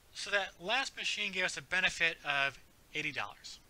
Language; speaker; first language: English; native; English